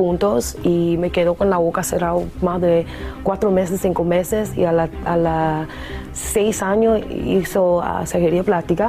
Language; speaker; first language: Spanish; early bilingual, heritage; English